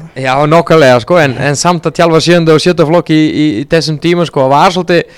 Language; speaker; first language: Icelandic; non-native, fluent; Serbian